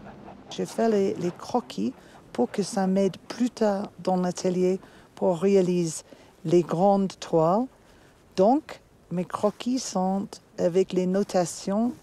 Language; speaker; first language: French; non-native, fluent; English